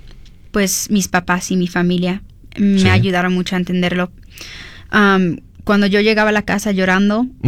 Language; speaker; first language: Spanish; early bilingual, heritage; Spanish